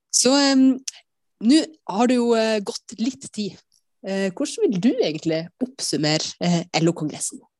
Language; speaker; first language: Norwegian; native; Norwegian